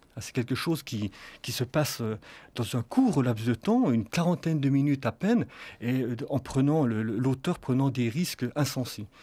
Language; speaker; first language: French; native; French